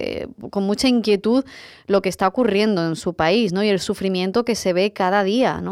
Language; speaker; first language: Spanish; native; Spanish